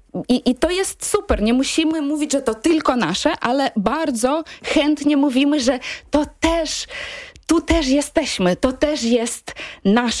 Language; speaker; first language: Polish; non-native, fluent; Ukrainian